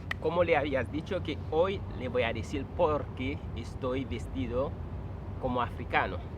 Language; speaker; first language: Spanish; non-native, fluent; Haitian Creole